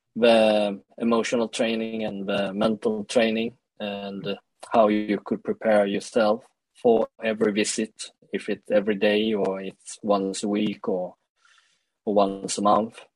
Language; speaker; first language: English; early bilingual, other home language; Swedish